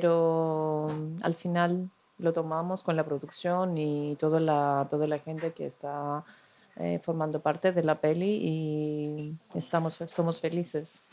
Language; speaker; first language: Spanish; non-native, fluent; Greek